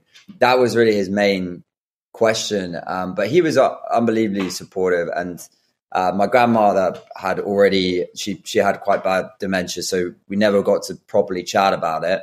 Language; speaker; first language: English; native; English